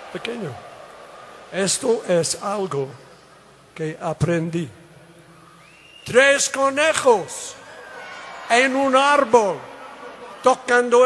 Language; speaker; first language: Spanish; non-native, learner; English